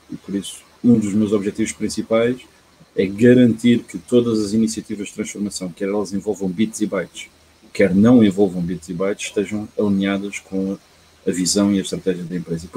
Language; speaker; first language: Portuguese; early bilingual, heritage; Portuguese